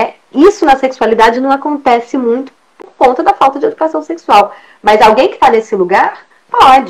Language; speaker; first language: Portuguese; native; Portuguese